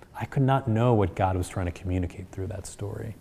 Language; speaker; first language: English; early bilingual, other home language; Spanish